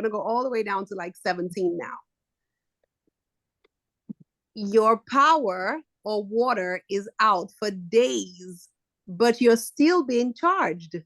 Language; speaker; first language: English; native; English